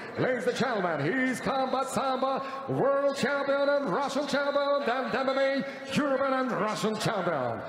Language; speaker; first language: English; non-native, learner; Russian